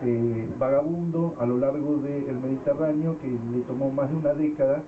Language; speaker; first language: Spanish; native; Spanish